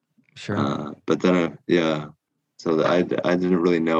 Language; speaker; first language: English; early bilingual, other home language; Korean